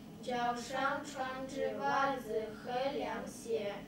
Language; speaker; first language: Chinese; non-native, learner; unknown